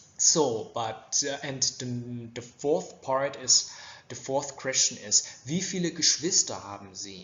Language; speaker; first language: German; non-native, fluent; Vietnamese